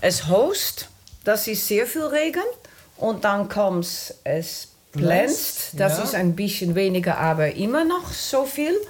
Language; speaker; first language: German; non-native, learner; Dutch